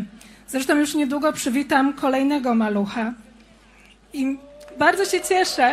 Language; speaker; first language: Polish; native; Polish